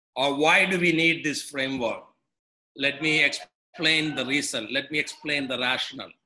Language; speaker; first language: English; non-native, local second language; Malayalam